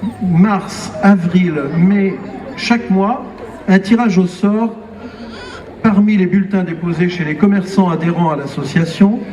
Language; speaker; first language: French; native; French